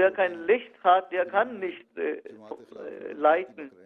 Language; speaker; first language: German; non-native, fluent; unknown